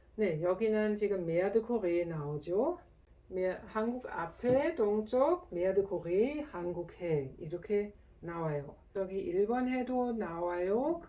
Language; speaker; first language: Korean; non-native, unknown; German